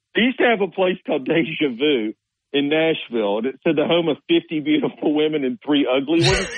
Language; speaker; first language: English; native; English